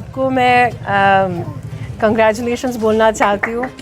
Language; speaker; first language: Hindi; non-native, local second language; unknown